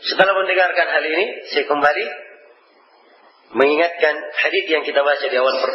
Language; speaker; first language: Indonesian; native; Indonesian